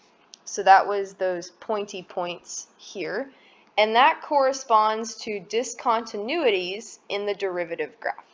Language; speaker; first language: English; native; English